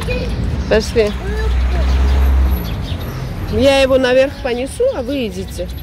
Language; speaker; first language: Russian; native; Russian